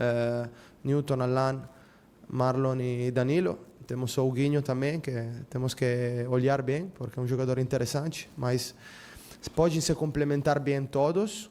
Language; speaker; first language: Portuguese; non-native, fluent; Spanish